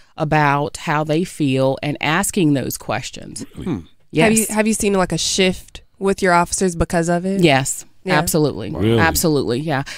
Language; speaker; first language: English; native; English